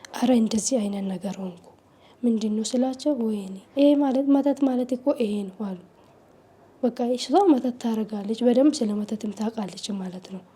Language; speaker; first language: Amharic; non-native, local second language; Oromo